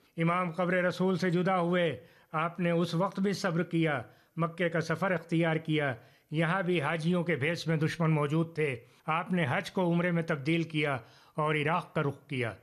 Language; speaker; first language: Urdu; native; Urdu